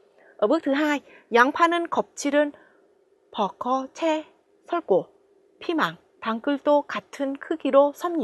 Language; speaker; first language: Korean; non-native, fluent; Vietnamese